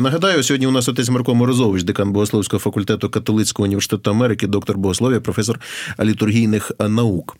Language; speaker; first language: Ukrainian; native; Ukrainian